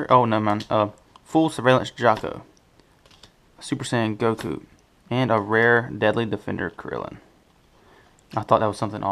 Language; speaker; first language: English; native; English